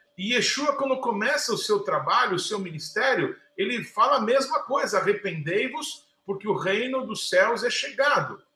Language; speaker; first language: Portuguese; native; Portuguese